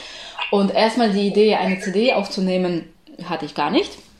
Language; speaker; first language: German; non-native, fluent; Ukrainian